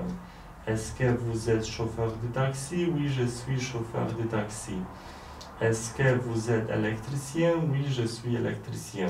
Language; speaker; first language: French; non-native, learner; Polish